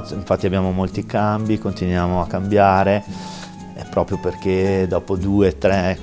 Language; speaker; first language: Italian; native; Italian